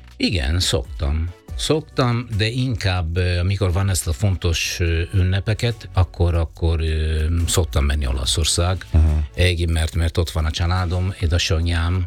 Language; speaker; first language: Hungarian; non-native, fluent; Italian